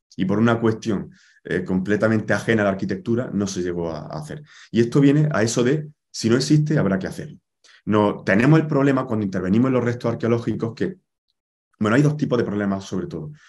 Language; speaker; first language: Spanish; native; Spanish